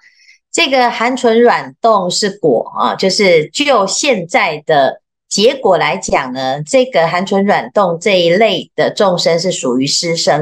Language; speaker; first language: Chinese; native; Chinese